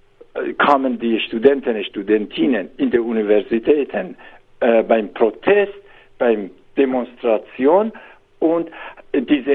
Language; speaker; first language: German; non-native, learner; Persian